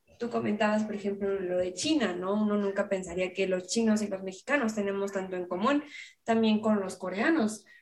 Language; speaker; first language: Spanish; native; Spanish